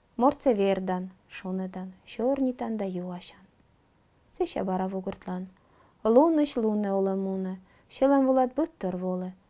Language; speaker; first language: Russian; non-native, local second language; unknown